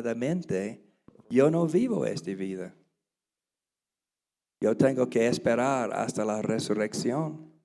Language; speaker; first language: Spanish; non-native, learner; English